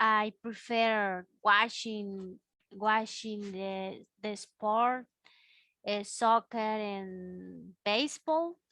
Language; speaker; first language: English; non-native, learner; Spanish